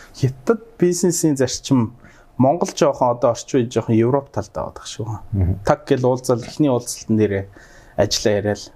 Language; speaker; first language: Mongolian; early bilingual, heritage; Mongolian